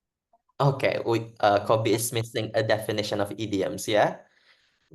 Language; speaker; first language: English; non-native, fluent; Indonesian